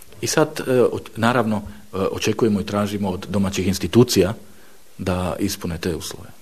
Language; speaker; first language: Bosnian; non-native, fluent; Slovak